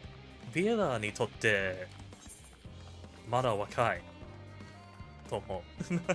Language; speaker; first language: Japanese; non-native, learner; English